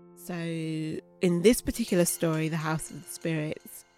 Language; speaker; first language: English; native; English